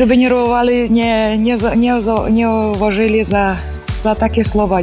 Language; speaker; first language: Polish; non-native, learner; Ukrainian